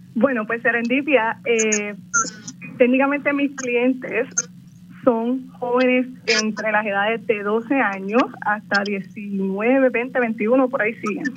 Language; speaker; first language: Spanish; native; Spanish